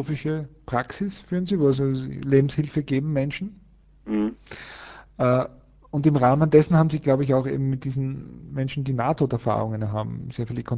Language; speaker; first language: German; native; German